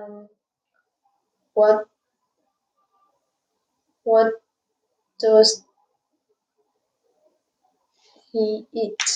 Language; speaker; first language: English; non-native, learner; Vietnamese